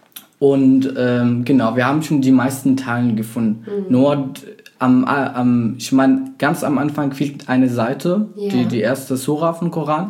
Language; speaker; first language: German; non-native, fluent; Arabic